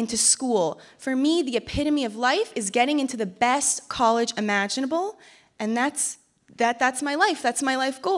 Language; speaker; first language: English; native; English